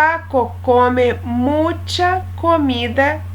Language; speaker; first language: Spanish; non-native, fluent; Portuguese